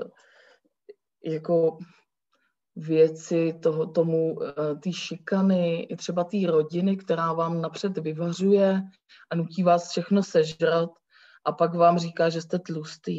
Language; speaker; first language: Czech; native; Czech